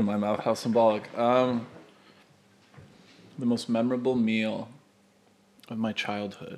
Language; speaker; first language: English; non-native, fluent; Polish